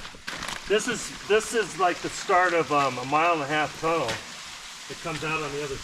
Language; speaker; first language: English; native; English